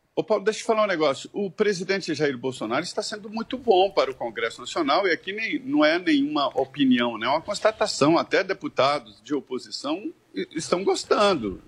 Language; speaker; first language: Portuguese; native; Portuguese